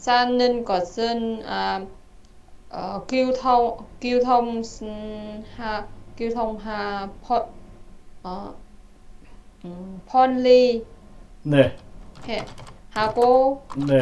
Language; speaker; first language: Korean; non-native, learner; Vietnamese